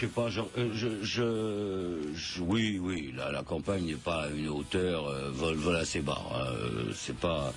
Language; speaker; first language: French; native; French